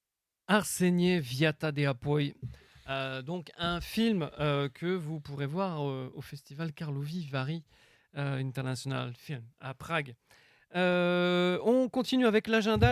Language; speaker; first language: French; native; French